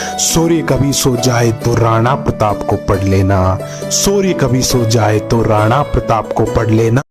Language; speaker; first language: Hindi; native; Hindi